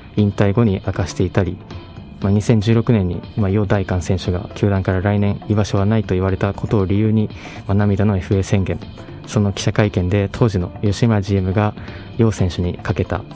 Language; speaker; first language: Japanese; native; Japanese